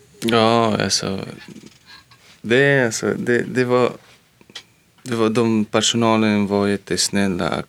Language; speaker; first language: Swedish; non-native, learner; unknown